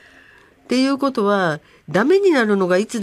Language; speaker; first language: Japanese; native; Japanese